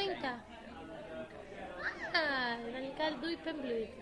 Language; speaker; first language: Welsh; non-native, learner; Spanish